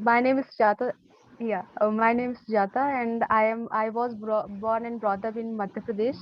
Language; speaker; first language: English; non-native, learner; Hindi